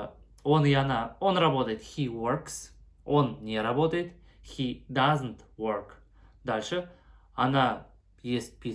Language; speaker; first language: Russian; non-native, local second language; Kazakh